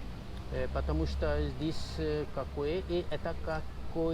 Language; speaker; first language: Russian; non-native, learner; Urdu